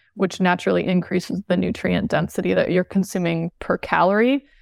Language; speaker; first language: English; native; English